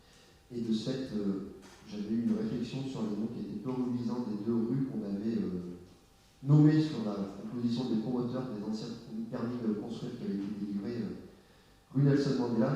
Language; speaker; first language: French; native; French